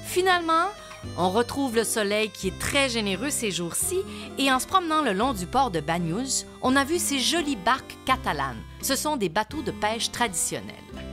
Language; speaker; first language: French; native; French